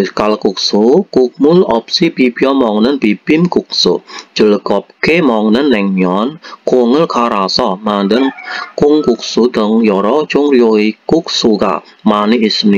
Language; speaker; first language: Korean; non-native, fluent; Indonesian